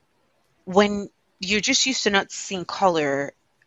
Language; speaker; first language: English; non-native, local second language; Igbo